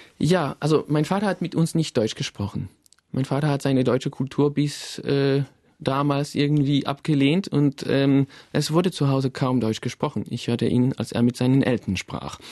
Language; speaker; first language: German; non-native, fluent; French